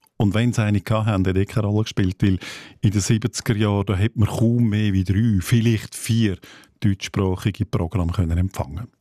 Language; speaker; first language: German; native; German